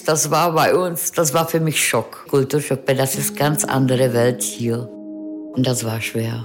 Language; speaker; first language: German; non-native, fluent; Czech